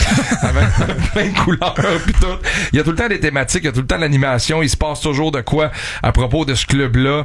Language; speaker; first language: French; native; French